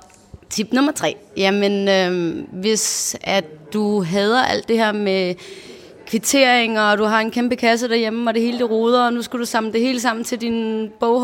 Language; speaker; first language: Danish; native; Danish